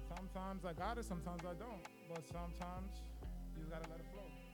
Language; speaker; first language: English; early bilingual, other home language; Spanish